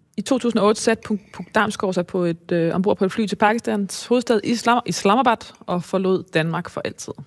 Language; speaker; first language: Danish; native; Danish